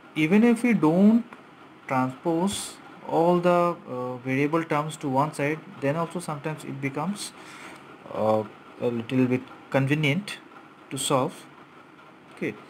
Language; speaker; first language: English; non-native, local second language; Bangla